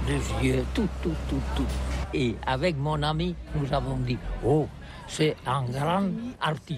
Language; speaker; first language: French; non-native, learner; Catalan